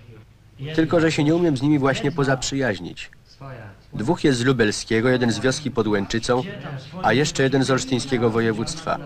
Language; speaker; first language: Polish; native; Polish